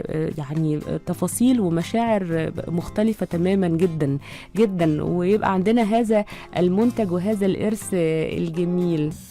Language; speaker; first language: Arabic; native; Arabic